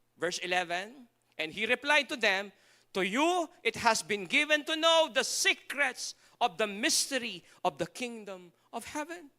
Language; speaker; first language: English; non-native, local second language; Filipino